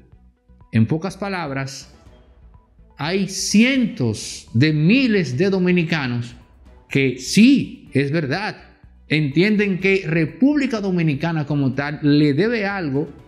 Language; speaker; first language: Spanish; native; Spanish